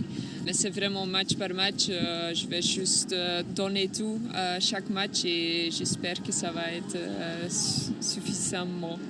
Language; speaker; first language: French; non-native, local second language; Dutch